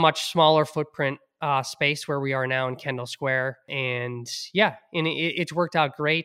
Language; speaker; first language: English; native; English